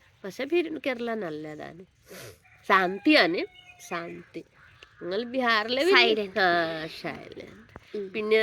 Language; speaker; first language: Malayalam; non-native, learner; Hindi